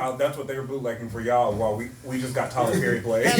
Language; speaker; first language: English; native; English